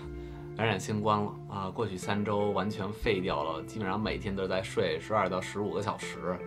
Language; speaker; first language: Chinese; non-native, fluent; English